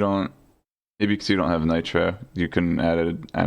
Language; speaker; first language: English; native; English